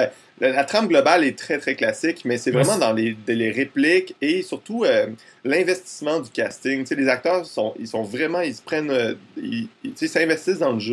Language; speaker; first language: French; native; French